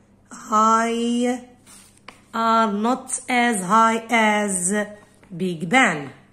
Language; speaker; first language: English; non-native, fluent; Arabic